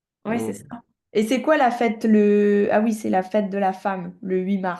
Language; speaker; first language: French; native; French